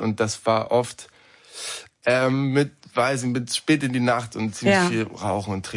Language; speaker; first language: German; native; German